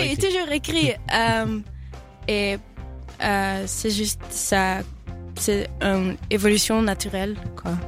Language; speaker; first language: French; non-native, fluent; Dutch